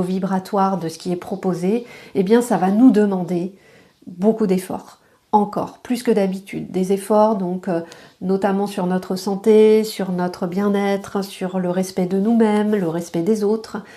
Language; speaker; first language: French; native; French